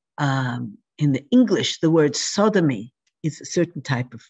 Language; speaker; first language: English; native; English